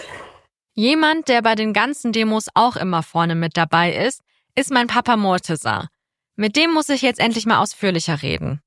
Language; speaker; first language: German; early bilingual, other home language; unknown